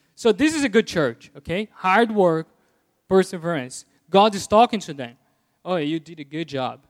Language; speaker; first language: English; non-native, fluent; Portuguese